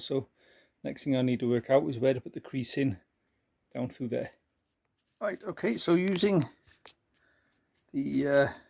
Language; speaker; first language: English; native; English